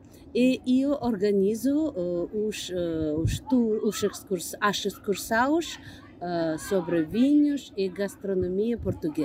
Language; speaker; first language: Portuguese; non-native, learner; English